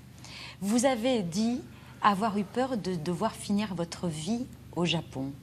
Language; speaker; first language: French; native; French